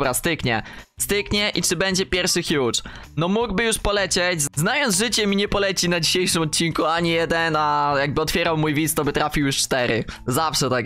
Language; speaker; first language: Polish; native; Polish